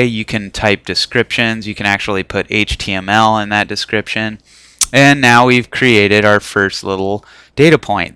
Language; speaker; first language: English; native; English